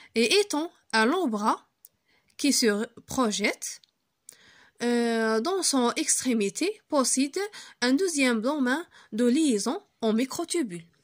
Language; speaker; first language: French; non-native, local second language; Arabic